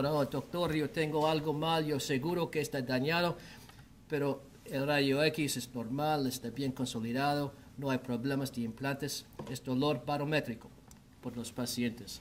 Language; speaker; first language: Spanish; non-native, learner; English